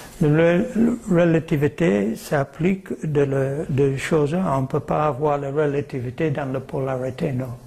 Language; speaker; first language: French; non-native, fluent; English